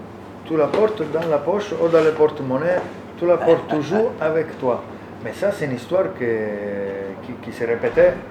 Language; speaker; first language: French; non-native, learner; Italian